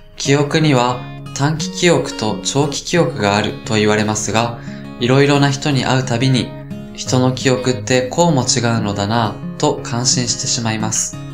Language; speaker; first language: Japanese; native; Japanese